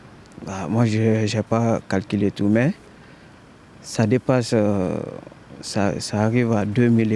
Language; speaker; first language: French; non-native, fluent; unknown